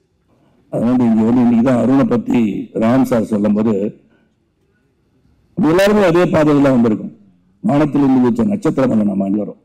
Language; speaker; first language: Tamil; native; Tamil